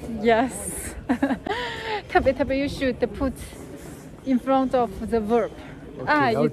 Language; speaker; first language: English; non-native, fluent; Chinese